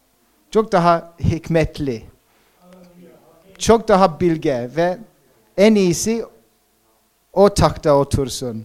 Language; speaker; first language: Turkish; non-native, fluent; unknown